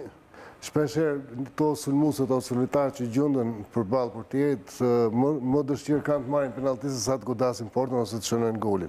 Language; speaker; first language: Albanian; native; Albanian